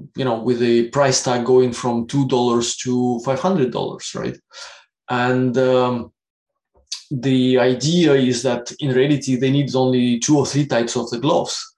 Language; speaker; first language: English; non-native, fluent; Russian